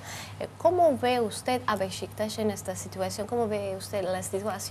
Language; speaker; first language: Spanish; non-native, fluent; Turkish